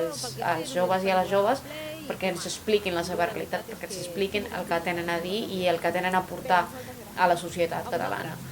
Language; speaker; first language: Catalan; non-native, local second language; Spanish